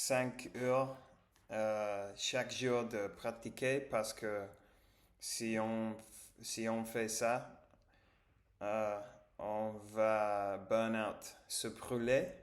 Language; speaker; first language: French; non-native, learner; English